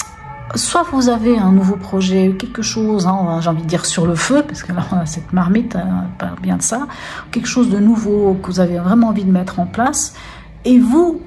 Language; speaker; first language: French; native; French